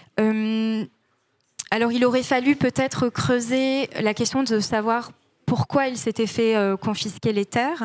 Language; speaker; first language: French; native; French